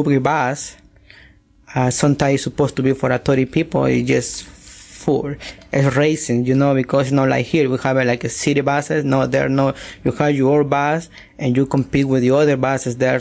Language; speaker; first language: English; non-native, learner; Spanish